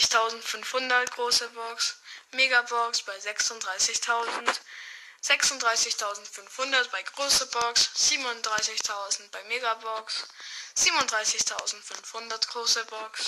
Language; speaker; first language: German; native; German